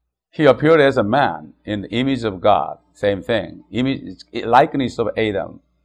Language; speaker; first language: English; non-native, fluent; Korean